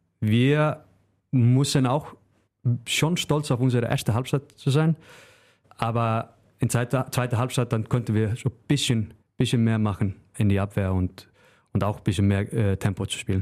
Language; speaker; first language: German; non-native, learner; Icelandic